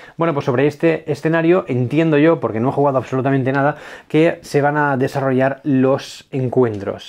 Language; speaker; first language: Spanish; native; Spanish